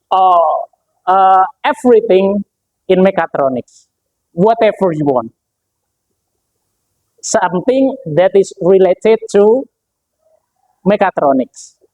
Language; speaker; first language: English; non-native, fluent; Indonesian